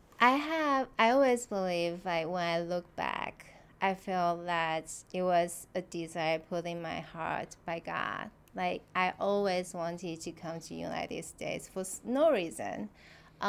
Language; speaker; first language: English; non-native, fluent; Chinese